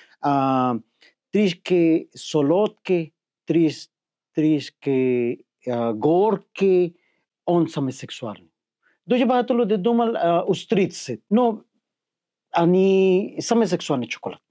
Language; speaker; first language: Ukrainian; non-native, learner; Spanish